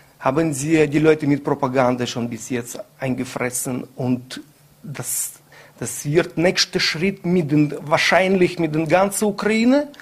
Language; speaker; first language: German; non-native, learner; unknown